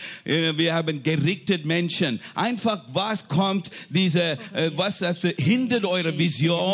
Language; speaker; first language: German; non-native, learner; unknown